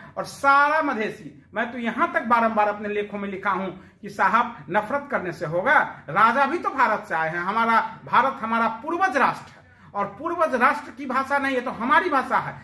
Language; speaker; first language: Hindi; native; Hindi